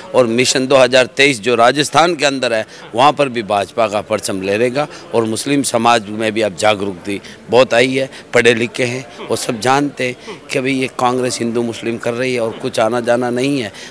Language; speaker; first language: Hindi; native; Hindi